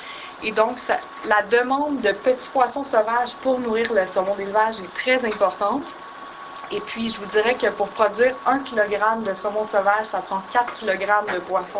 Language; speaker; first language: French; native; French